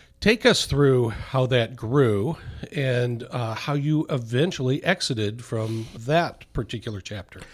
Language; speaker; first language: English; native; English